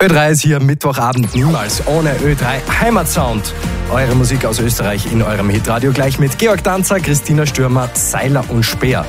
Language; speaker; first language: German; native; German